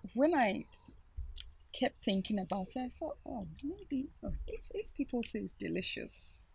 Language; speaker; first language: English; non-native, local second language; Ga